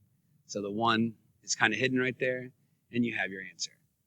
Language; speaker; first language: English; native; English